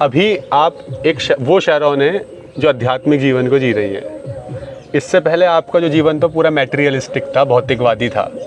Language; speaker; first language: Hindi; native; Hindi